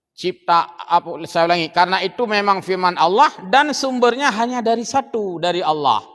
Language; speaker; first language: Malay; non-native, local second language; Achinese